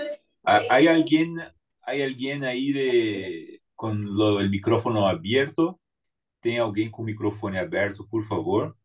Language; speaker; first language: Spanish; non-native, fluent; Portuguese